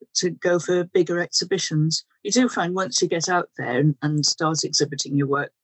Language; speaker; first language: English; native; English